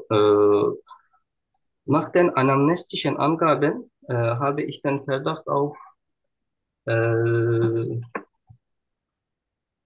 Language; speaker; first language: German; non-native, learner; Turkish